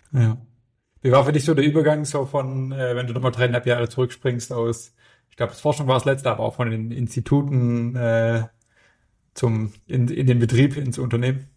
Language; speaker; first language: German; native; German